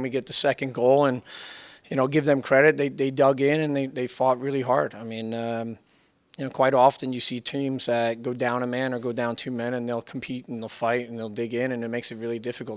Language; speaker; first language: English; native; English